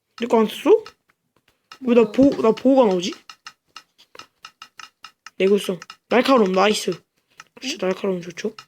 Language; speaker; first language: Korean; native; Korean